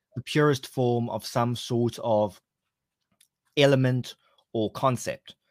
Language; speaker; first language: English; native; English